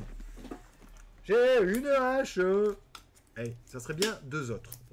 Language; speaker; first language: French; native; French